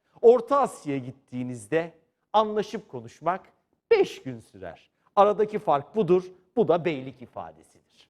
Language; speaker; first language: Turkish; native; Turkish